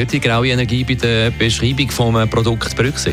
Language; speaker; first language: German; native; German